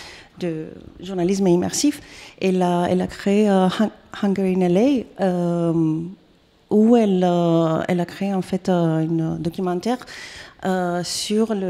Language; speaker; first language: French; non-native, fluent; Greek